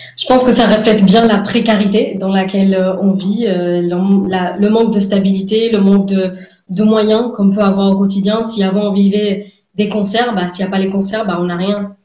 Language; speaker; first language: French; non-native, fluent; English